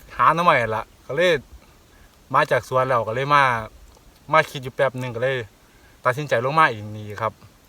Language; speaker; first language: Thai; native; Thai